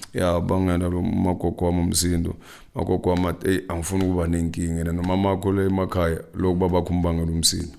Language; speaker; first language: Zulu; non-native, local second language; Northern Sotho